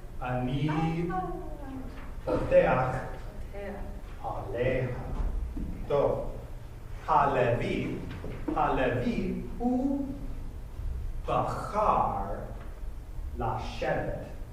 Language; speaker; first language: Hebrew; non-native, fluent; English